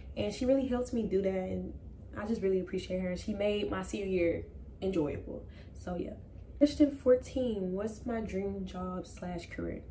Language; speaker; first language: English; native; English